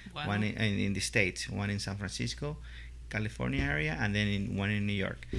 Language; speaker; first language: English; non-native, fluent; Spanish